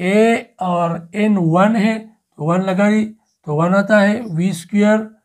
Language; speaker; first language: Urdu; non-native, local second language; Pashto